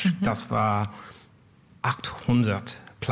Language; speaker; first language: German; non-native, learner; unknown